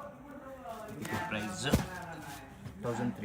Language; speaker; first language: Kannada; non-native, local second language; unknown